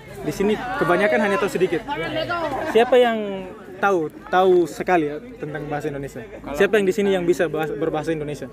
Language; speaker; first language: Indonesian; non-native, fluent; Tetum